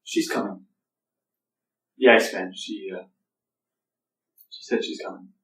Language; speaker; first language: English; native; English